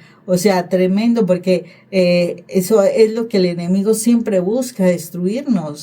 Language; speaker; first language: Spanish; native; Spanish